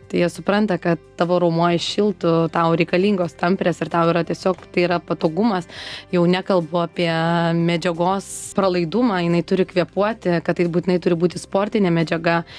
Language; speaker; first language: Lithuanian; native; Lithuanian